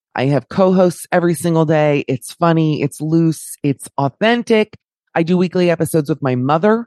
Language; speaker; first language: English; native; English